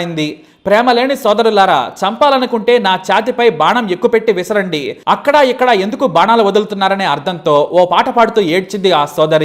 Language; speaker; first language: Telugu; native; Telugu